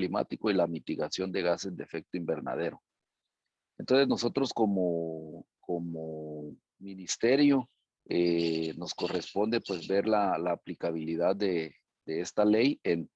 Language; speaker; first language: Spanish; native; Spanish